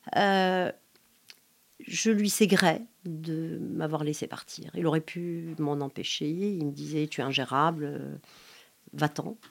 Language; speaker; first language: French; non-native, local second language; Arabic